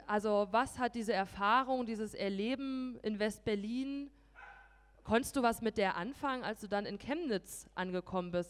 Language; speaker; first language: German; native; German